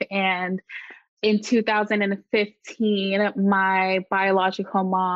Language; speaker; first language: English; native; English